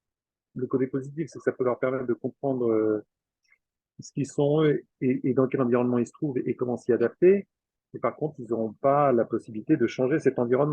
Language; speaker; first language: French; native; French